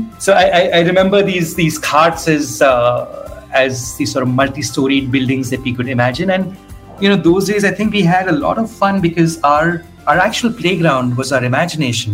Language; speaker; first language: English; non-native, local second language; Hindi